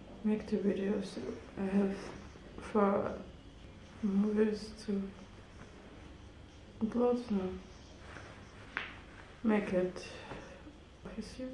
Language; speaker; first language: English; non-native, learner; German